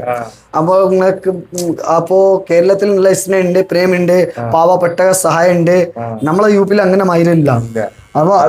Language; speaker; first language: Malayalam; non-native, local second language; Hindi